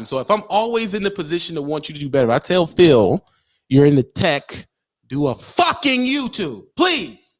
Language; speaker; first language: English; native; English